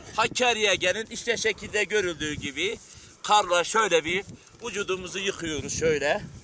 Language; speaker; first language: Turkish; non-native, local second language; Kurdish